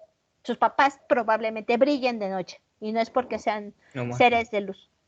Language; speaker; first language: Spanish; native; Spanish